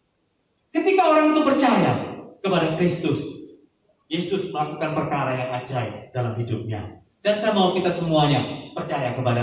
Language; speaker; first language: Indonesian; native; Indonesian